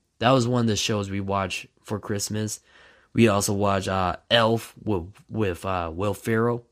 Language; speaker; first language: English; native; English